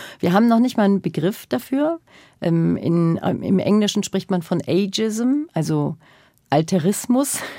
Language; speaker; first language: German; early bilingual, other home language; Turkish